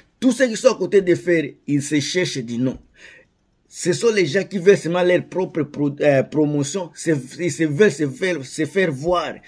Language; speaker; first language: French; non-native, local second language; Lingala